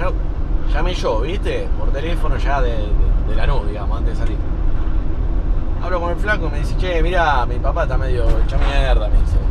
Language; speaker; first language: Spanish; native; Spanish